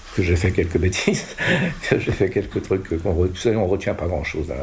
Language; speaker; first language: French; non-native, local second language; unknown